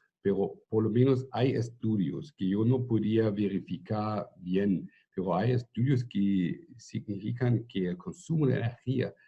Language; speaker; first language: Spanish; non-native, fluent; German